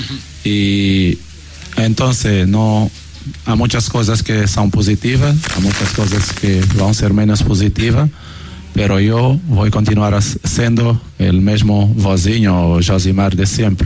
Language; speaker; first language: Spanish; non-native, fluent; Portuguese